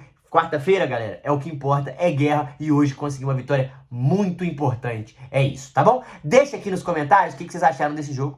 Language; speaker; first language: Portuguese; native; Portuguese